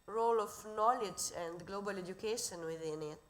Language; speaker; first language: English; non-native, fluent; Slovenian